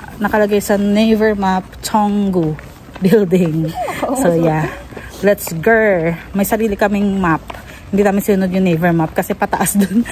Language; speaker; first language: Filipino; native; Filipino